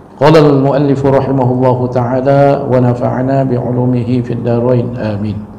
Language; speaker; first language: Malay; native; Malay